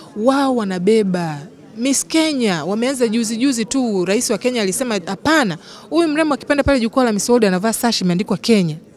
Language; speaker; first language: Swahili; native; Swahili